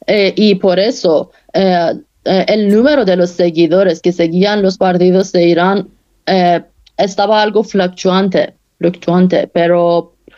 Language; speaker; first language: Spanish; non-native, learner; Persian